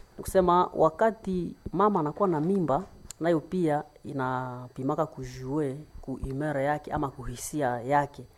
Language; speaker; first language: Swahili; non-native, local second language; Nande